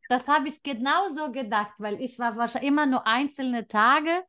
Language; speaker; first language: German; non-native, fluent; Lithuanian